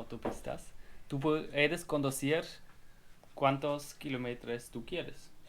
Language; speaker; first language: Spanish; non-native, learner; German